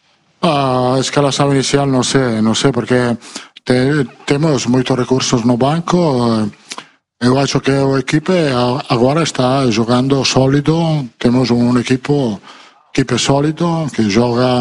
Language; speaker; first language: Portuguese; non-native, fluent; Italian